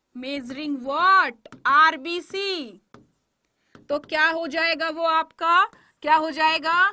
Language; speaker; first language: Hindi; native; Hindi